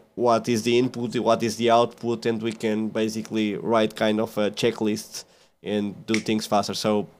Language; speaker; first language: English; non-native, fluent; Portuguese